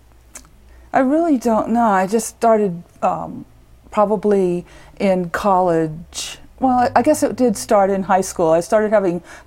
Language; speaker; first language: English; native; English